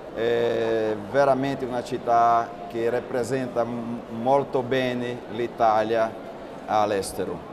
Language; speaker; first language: Italian; non-native, learner; Portuguese